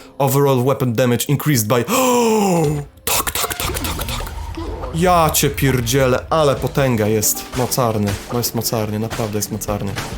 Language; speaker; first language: Polish; native; Polish